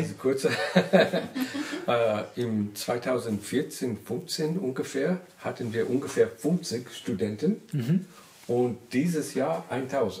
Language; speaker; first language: German; non-native, learner; English